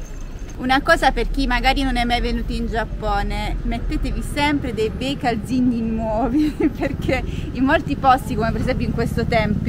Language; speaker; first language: Italian; native; Italian